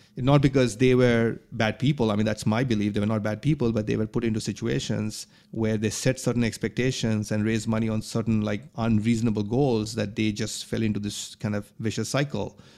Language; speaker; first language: English; non-native, local second language; Bangla